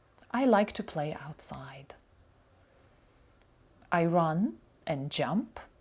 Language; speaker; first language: English; non-native, fluent; Ukrainian